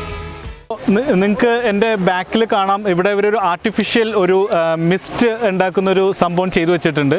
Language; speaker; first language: Malayalam; native; Malayalam